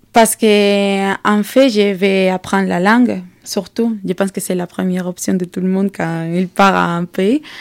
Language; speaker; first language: French; non-native, learner; Spanish